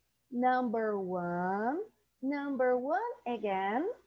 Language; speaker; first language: English; non-native, fluent; Portuguese